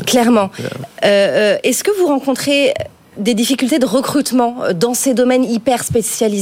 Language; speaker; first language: French; native; French